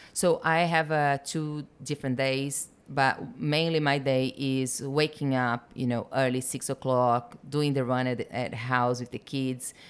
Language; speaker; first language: English; non-native, fluent; Portuguese